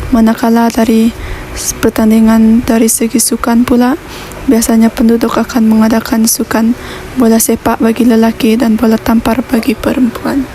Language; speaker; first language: Malay; non-native, local second language; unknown